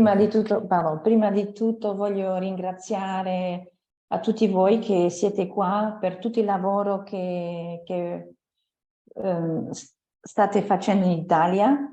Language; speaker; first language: Italian; non-native, fluent; French